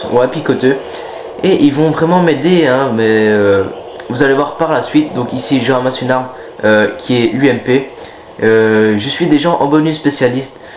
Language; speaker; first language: French; native; French